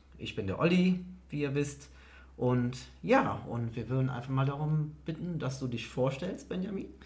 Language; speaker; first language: German; native; German